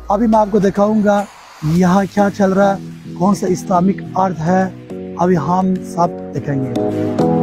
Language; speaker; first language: Hindi; non-native, learner; Turkish